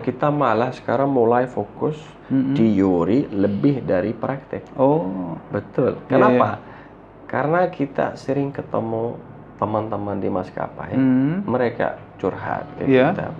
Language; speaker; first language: Indonesian; non-native, fluent; Arabic